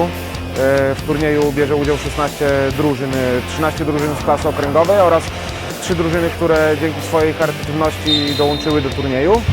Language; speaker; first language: Polish; native; Polish